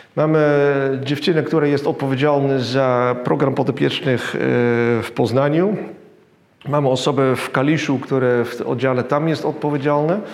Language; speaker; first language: Polish; non-native, fluent; Dutch